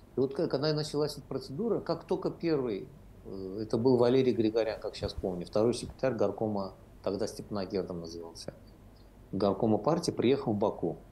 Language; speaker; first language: Russian; non-native, local second language; Azerbaijani